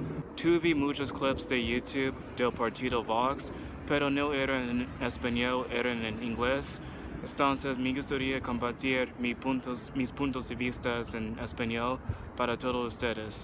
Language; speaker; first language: Spanish; non-native, learner; English